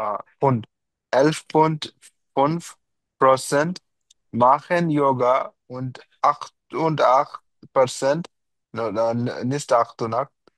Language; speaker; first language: German; non-native, learner; Bangla